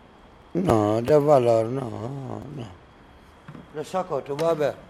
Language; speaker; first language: Spanish; non-native, learner; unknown